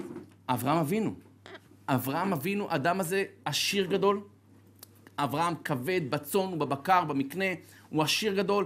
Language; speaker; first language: Hebrew; native; Hebrew